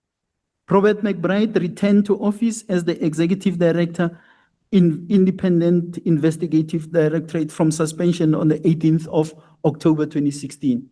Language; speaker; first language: English; non-native, local second language; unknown